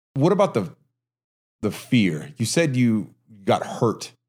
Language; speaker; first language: English; native; English